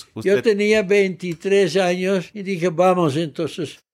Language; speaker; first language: Spanish; early bilingual, heritage; Dutch